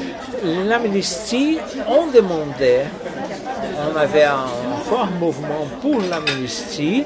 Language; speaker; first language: French; non-native, fluent; Portuguese